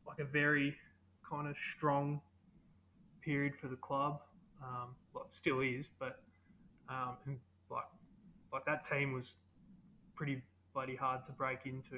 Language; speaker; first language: English; native; English